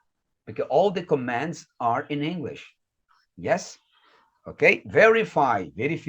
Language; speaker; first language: English; non-native, fluent; Portuguese